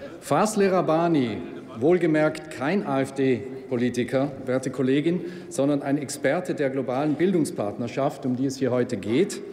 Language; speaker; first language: German; native; German